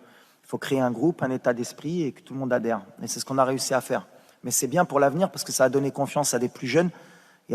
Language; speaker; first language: French; native; French